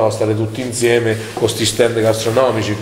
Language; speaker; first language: Italian; native; Italian